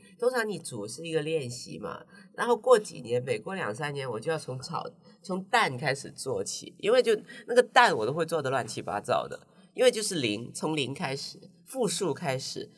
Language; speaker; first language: Chinese; non-native, local second language; Cantonese